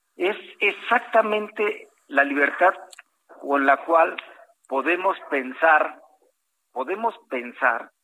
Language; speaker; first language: Spanish; native; Spanish